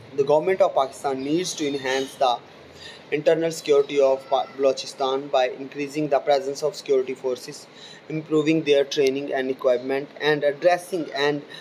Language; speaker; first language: English; non-native, local second language; Urdu